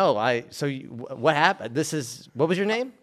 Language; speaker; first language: English; native; English